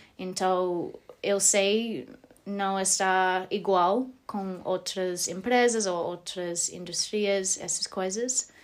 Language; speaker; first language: Portuguese; non-native, learner; English